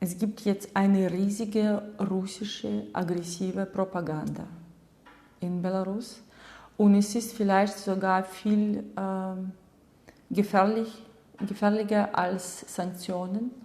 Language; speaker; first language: German; non-native, learner; Belarusian